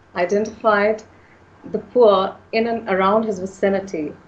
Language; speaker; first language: English; non-native, local second language; Punjabi